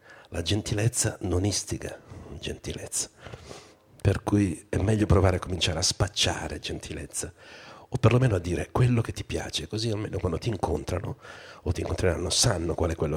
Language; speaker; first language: Italian; native; Italian